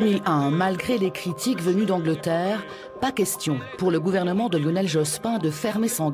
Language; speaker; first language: French; native; French